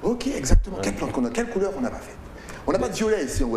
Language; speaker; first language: French; native; French